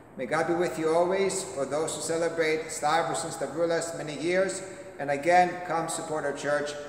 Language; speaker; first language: English; early bilingual, other home language; Greek